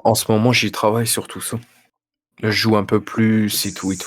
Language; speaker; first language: French; native; French